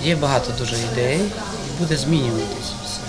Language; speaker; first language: Ukrainian; native; Ukrainian